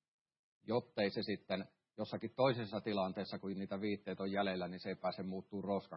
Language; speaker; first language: Finnish; native; Finnish